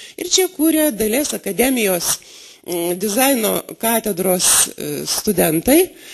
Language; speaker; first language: Lithuanian; native; Lithuanian